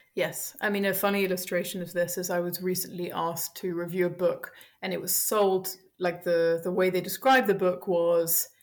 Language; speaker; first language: English; early bilingual, heritage; French